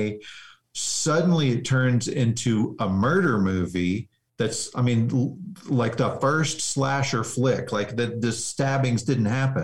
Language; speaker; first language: English; native; English